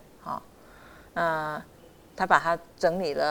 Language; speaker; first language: Chinese; native; Chinese